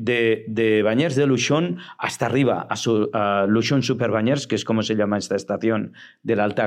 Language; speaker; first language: Spanish; native; Spanish